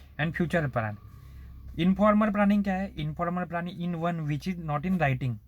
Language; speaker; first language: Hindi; non-native, local second language; Marathi